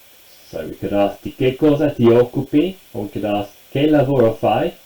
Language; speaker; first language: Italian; non-native, fluent; English